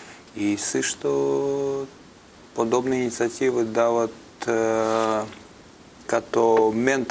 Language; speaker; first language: Bulgarian; non-native, learner; Russian